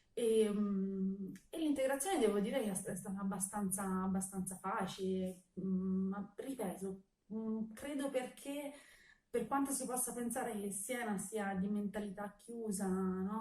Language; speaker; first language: Italian; early bilingual, other home language; Albanian